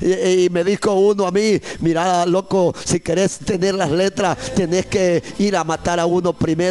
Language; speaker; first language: Spanish; native; Spanish